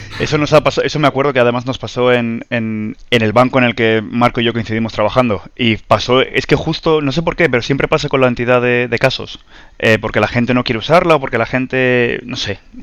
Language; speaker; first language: Spanish; native; Spanish